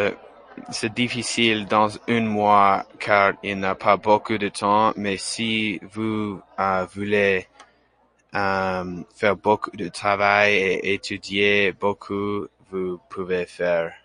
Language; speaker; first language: French; non-native, learner; English